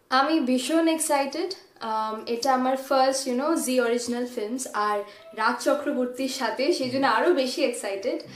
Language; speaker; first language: Bangla; non-native, local second language; Punjabi